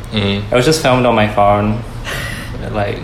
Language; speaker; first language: English; native; English